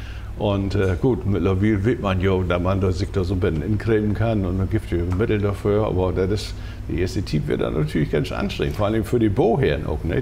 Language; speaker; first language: German; native; German